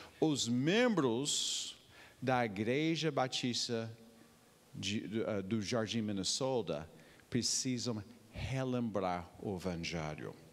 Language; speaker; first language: Portuguese; non-native, fluent; English